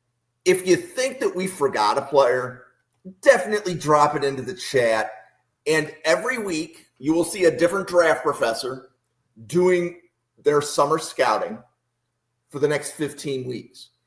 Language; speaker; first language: English; native; English